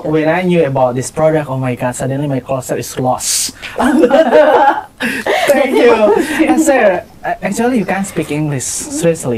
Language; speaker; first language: English; non-native, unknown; Indonesian